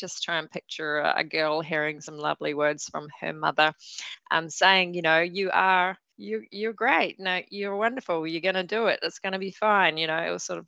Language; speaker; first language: English; native; English